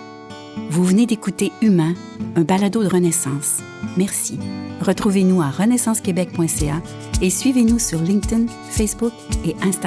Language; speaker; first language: French; native; French